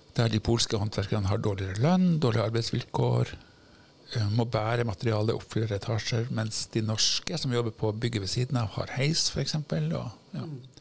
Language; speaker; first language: Norwegian; native; Norwegian